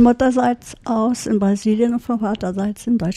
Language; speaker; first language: German; early bilingual, heritage; German